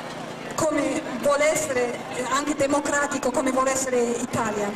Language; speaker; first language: Italian; non-native, fluent; German